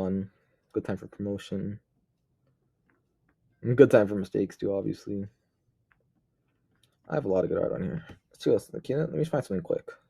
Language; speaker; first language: English; native; English